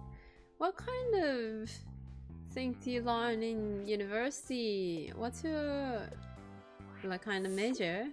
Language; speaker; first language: English; non-native, learner; Japanese